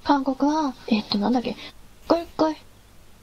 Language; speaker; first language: Japanese; non-native, fluent; Korean